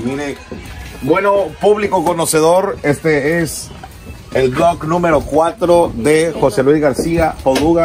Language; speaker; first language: Spanish; native; Spanish